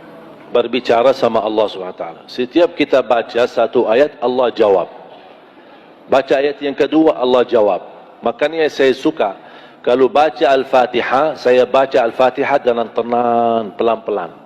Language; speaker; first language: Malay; non-native, fluent; Arabic